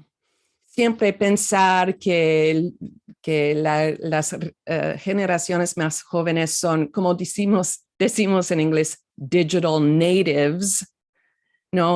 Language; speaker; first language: Spanish; non-native, fluent; English